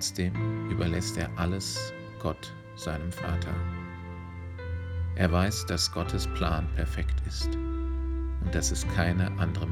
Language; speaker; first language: German; native; German